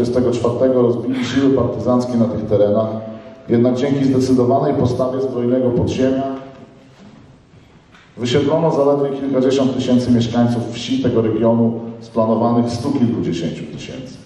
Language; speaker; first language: Polish; native; Polish